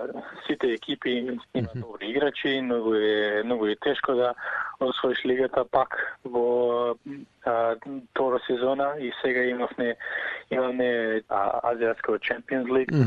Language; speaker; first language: Macedonian; early bilingual, heritage; Macedonian